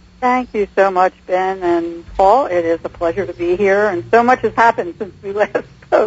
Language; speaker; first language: English; native; English